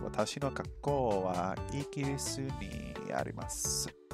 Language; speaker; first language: Japanese; non-native, learner; English